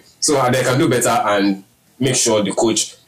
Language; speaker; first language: English; non-native, local second language; Yoruba